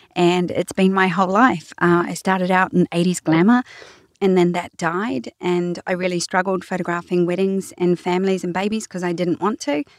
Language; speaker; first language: English; native; English